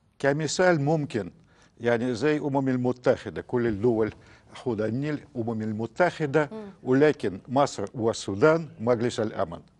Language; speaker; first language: Arabic; non-native, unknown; Russian